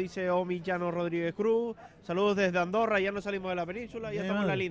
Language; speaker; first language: Spanish; native; Spanish